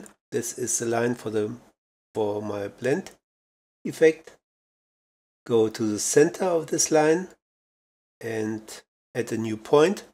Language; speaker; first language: English; non-native, fluent; German